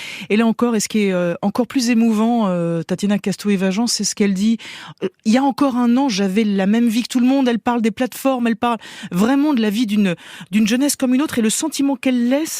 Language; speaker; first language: French; native; French